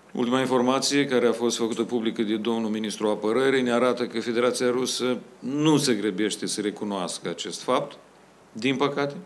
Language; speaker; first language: Romanian; native; Romanian